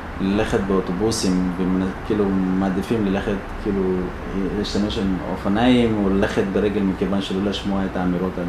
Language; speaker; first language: Hebrew; non-native, fluent; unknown